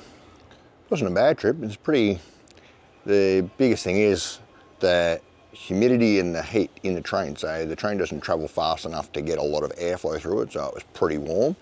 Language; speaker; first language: English; native; English